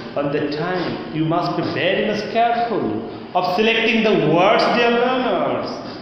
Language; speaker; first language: English; non-native, local second language; Bangla